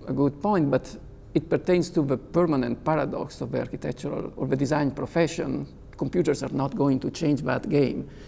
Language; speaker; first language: English; non-native, fluent; Italian